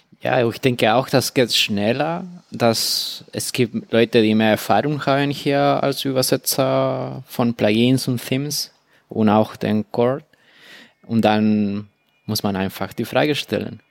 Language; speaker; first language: German; non-native, fluent; Spanish